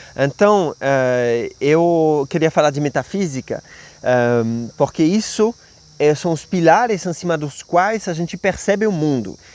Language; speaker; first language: Portuguese; non-native, fluent; French